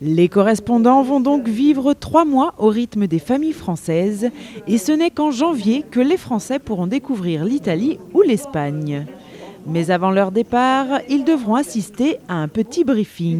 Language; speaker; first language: French; native; French